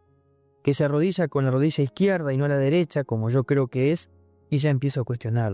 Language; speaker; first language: Spanish; native; Spanish